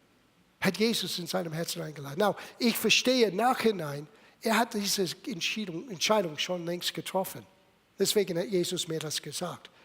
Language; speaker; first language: German; non-native, fluent; English